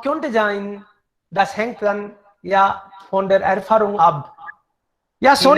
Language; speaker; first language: German; non-native, fluent; Hindi